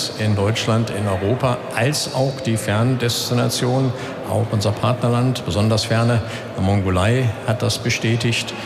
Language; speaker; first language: German; native; German